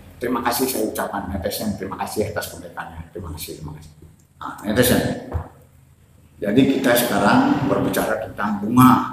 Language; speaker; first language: Indonesian; non-native, local second language; Balinese